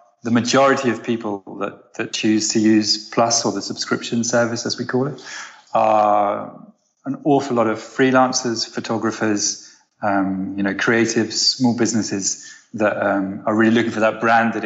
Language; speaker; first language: English; native; English